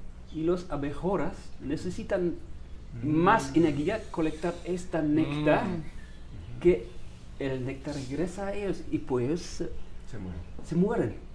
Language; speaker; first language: Spanish; non-native, fluent; German